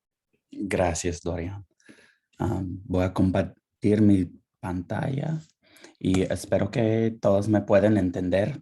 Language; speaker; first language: Spanish; non-native, fluent; English